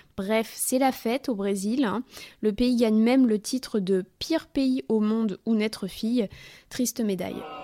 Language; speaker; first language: French; native; French